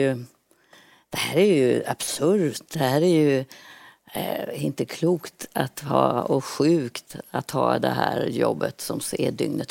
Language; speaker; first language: Swedish; native; Swedish